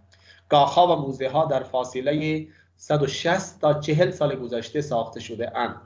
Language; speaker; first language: Persian; non-native, fluent; Urdu